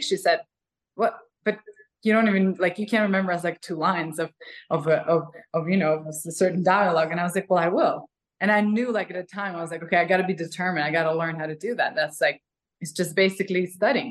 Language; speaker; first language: English; non-native, fluent; Ukrainian